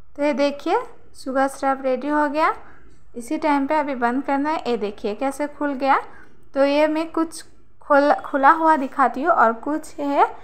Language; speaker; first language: Hindi; non-native, local second language; Bangla